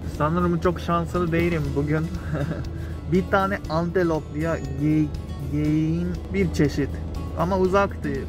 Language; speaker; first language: Turkish; non-native, fluent; Japanese